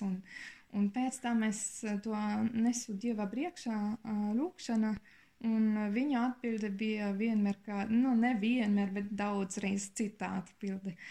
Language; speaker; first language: Latvian; non-native, learner; German